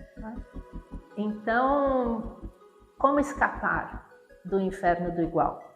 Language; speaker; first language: Portuguese; native; Portuguese